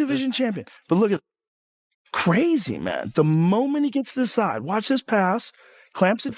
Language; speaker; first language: English; native; English